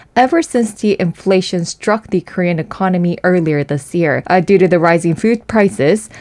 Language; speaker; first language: English; non-native, fluent; Korean